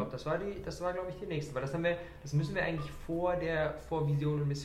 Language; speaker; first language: German; native; German